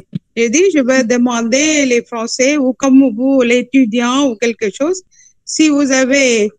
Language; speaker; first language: French; non-native, fluent; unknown